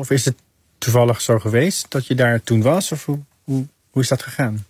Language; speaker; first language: Dutch; native; Dutch